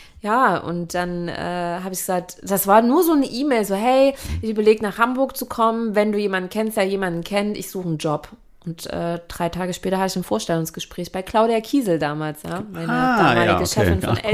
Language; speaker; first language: German; native; German